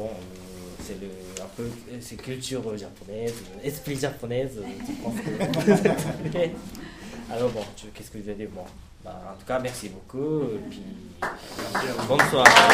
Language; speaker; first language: French; non-native, learner; Japanese